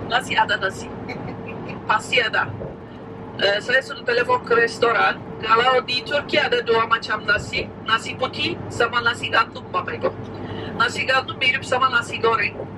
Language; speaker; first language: Indonesian; non-native, fluent; Turkish